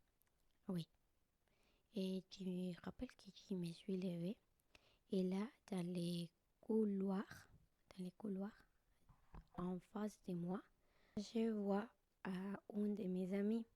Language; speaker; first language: French; non-native, learner; Spanish